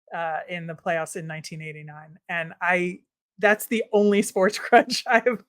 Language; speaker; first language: English; native; English